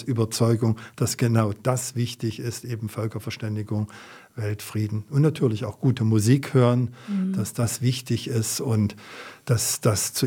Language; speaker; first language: German; native; German